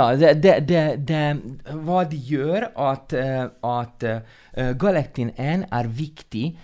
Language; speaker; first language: Norwegian; non-native, fluent; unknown